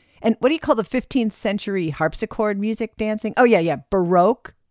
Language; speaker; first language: English; native; English